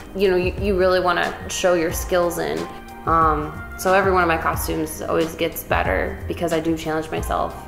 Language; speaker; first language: English; native; English